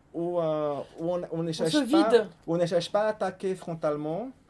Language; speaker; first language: French; non-native, fluent; Portuguese